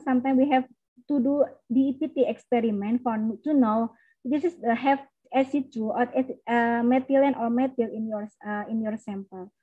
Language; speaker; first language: English; non-native, learner; Indonesian